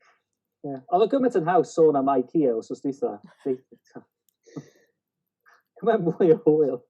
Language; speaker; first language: Welsh; native; Welsh